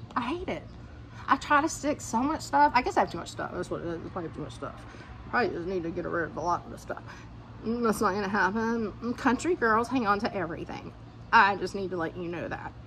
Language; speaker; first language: English; native; English